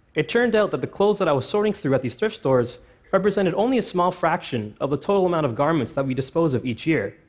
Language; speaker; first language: English; native; English